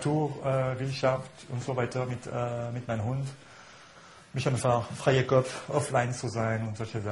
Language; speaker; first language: German; non-native, fluent; French